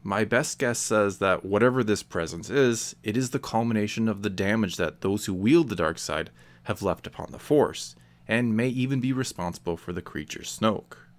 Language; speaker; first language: English; native; English